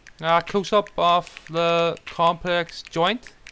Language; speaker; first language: English; native; English